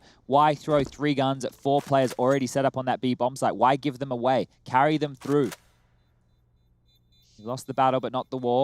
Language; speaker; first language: English; native; English